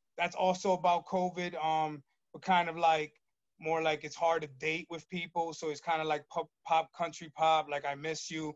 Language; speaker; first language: English; early bilingual, other home language; Spanish